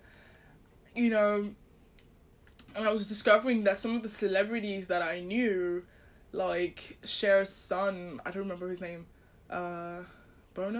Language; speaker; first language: English; non-native, local second language; Yoruba